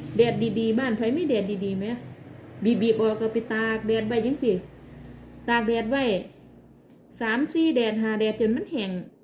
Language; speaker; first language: Thai; native; Thai